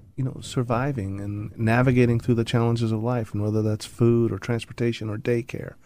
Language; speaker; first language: English; native; English